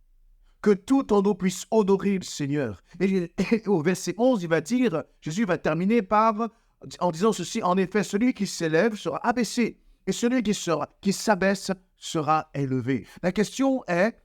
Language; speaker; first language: French; native; French